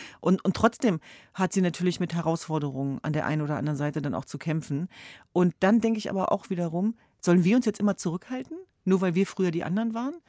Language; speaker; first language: German; early bilingual, other home language; Kurdish